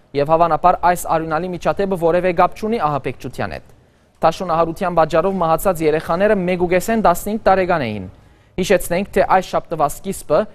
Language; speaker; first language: Armenian; early bilingual, heritage; Armenian